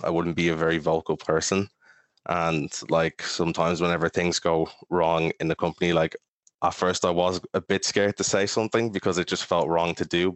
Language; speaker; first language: English; native; English